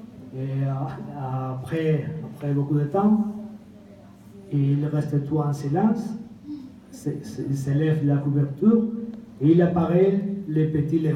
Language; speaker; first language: French; non-native, fluent; Spanish